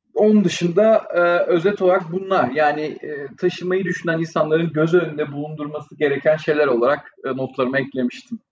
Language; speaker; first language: Turkish; native; Turkish